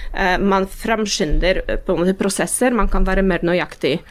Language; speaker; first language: Norwegian; non-native, fluent; Polish